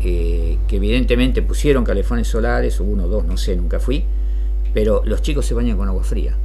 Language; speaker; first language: Spanish; native; Spanish